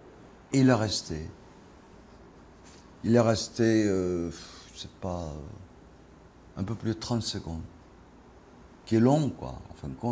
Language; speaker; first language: French; non-native, learner; Korean